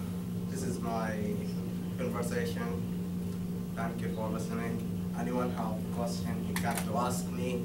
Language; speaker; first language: English; non-native, learner; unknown